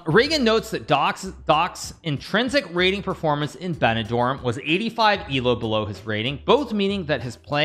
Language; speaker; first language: English; native; English